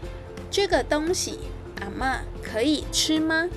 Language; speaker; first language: Chinese; non-native, fluent; Indonesian